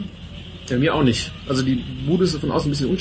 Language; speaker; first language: German; native; German